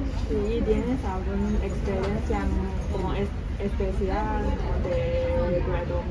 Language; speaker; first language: Spanish; non-native, learner; Chinese